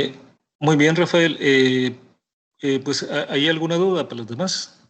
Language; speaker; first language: Spanish; native; Spanish